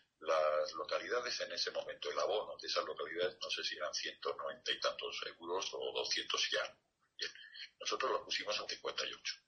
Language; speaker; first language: Spanish; native; Spanish